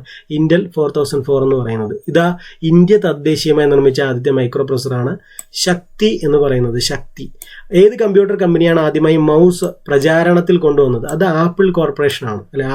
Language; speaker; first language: Malayalam; native; Malayalam